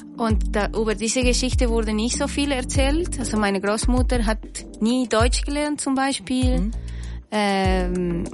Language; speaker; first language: German; non-native, fluent; Spanish